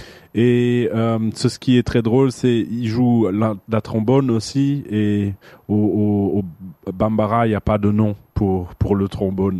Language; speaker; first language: French; non-native, fluent; German